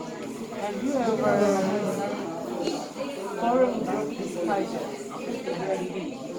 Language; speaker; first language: English; non-native, learner; Indonesian